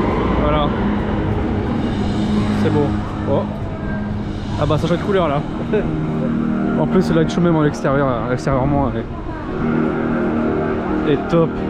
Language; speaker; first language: French; native; French